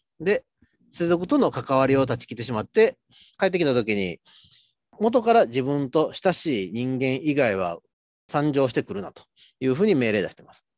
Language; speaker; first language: Japanese; native; Japanese